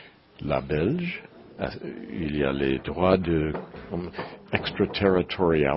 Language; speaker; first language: French; non-native, learner; English